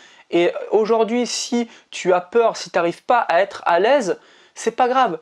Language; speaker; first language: French; native; French